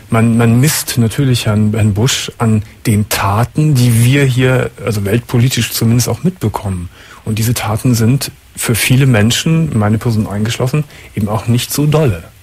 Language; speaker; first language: German; native; German